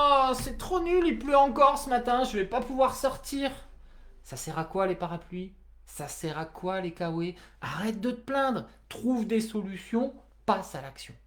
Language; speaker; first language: French; native; French